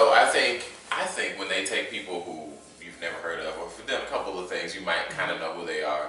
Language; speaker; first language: English; native; English